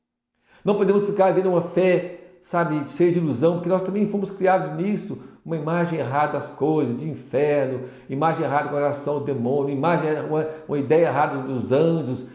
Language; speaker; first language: Portuguese; native; Portuguese